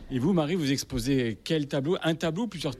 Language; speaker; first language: French; native; French